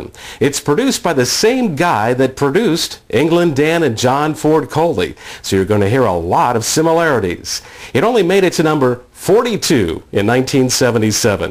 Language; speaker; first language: English; native; English